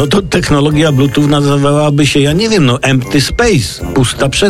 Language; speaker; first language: Polish; native; Polish